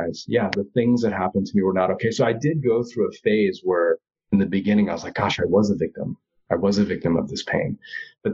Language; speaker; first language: English; native; English